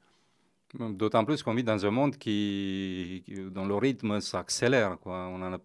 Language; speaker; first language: French; non-native, fluent; Romanian